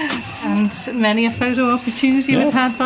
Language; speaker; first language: English; native; English